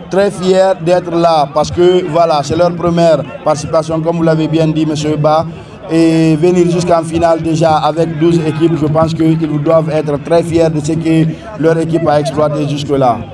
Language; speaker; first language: French; non-native, local second language; Fula